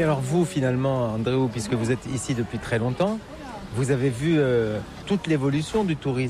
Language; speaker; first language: French; native; French